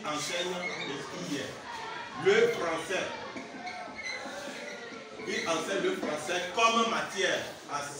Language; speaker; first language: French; non-native, fluent; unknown